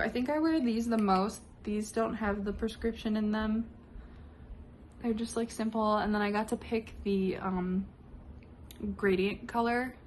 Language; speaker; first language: English; native; English